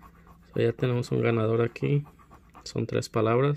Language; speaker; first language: Spanish; early bilingual, heritage; Spanish